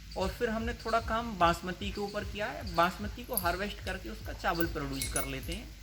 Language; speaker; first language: Hindi; native; Hindi